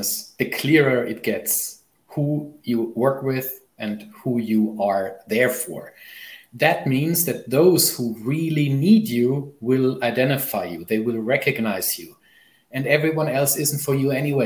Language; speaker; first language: English; non-native, fluent; German